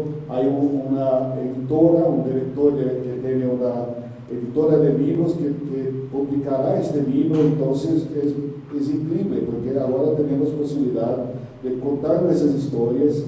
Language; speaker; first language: Spanish; non-native, learner; Portuguese